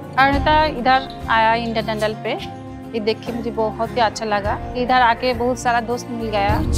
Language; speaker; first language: Hindi; non-native, local second language; Bangla